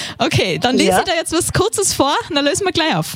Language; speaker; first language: German; native; German